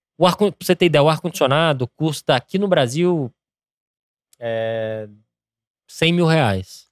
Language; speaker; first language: Portuguese; early bilingual, other home language; English